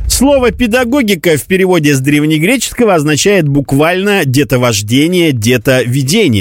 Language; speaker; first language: Russian; native; Russian